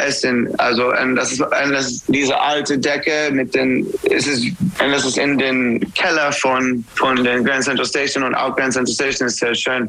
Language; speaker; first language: German; non-native, learner; English